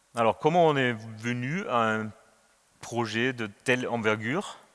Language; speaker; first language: French; non-native, fluent; German